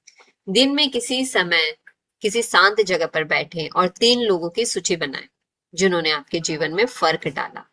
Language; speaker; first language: Hindi; native; Hindi